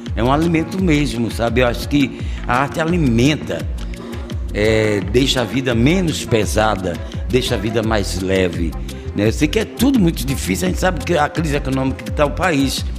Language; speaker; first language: Portuguese; native; Portuguese